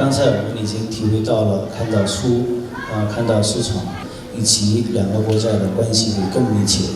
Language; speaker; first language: Chinese; non-native, fluent; Nepali